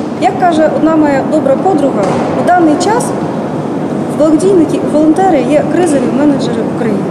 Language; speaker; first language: Ukrainian; native; Ukrainian